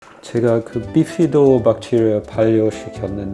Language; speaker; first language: Korean; non-native, fluent; German